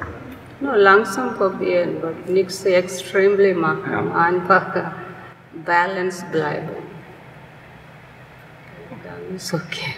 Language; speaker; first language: German; non-native, learner; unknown